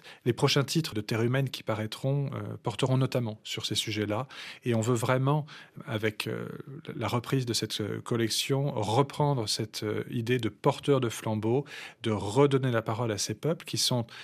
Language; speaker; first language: French; native; French